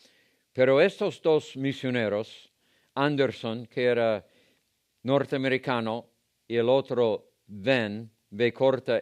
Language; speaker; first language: Spanish; non-native, fluent; English